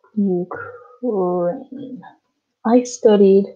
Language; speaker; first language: English; native; English